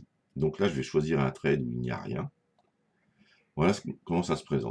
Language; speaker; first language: French; native; French